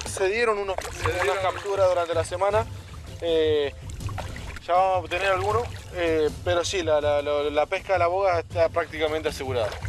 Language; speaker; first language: Spanish; native; Spanish